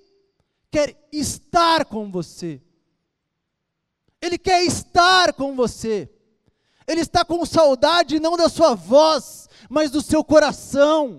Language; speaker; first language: Portuguese; native; Portuguese